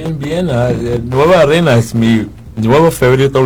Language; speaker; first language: Spanish; non-native, learner; English